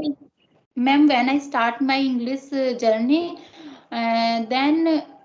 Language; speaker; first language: English; non-native, learner; Hindi